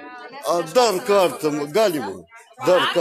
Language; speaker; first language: Lithuanian; non-native, local second language; Russian